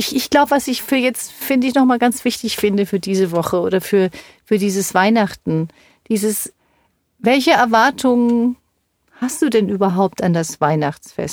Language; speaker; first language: German; native; German